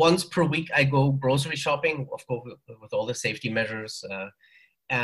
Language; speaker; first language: English; non-native, fluent; German